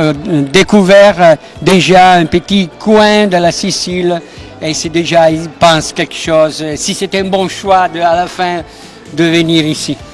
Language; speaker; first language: French; non-native, fluent; Italian